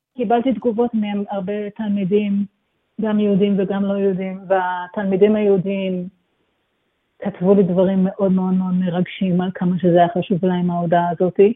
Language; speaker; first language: Hebrew; native; Hebrew